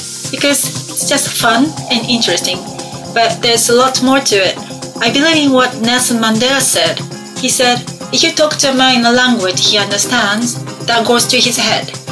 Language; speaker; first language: English; non-native, fluent; Japanese